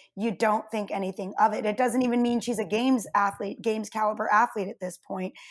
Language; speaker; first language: English; native; English